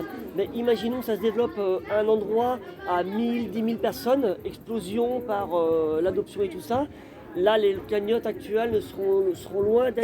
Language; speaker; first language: French; native; French